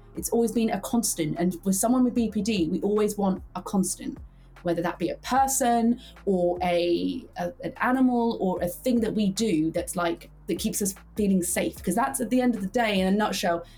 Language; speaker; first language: English; early bilingual, heritage; English